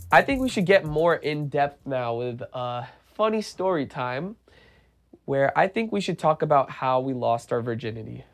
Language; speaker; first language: English; native; English